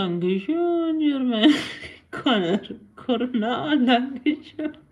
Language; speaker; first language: English; non-native, learner; Persian